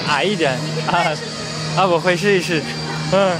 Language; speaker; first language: Chinese; non-native, fluent; Dutch